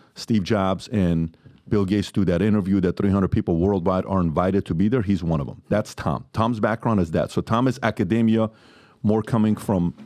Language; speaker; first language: English; non-native, fluent; Persian